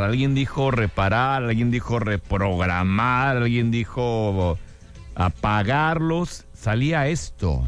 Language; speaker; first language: Spanish; native; Spanish